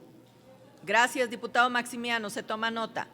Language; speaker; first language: Spanish; native; Spanish